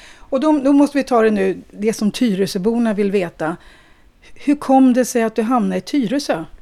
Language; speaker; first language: Swedish; native; Swedish